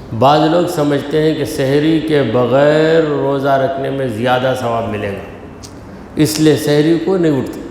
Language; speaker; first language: Urdu; native; Urdu